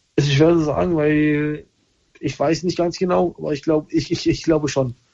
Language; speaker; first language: German; early bilingual, other home language; English